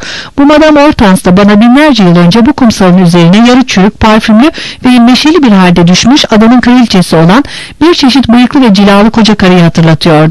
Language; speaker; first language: Turkish; native; Turkish